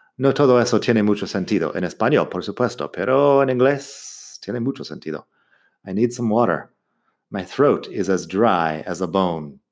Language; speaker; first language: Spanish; non-native, fluent; English